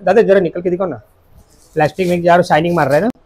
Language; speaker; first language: Hindi; non-native, local second language; Marathi